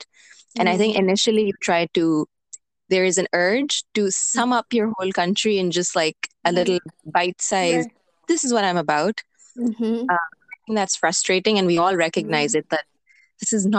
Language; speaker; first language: English; non-native, local second language; Urdu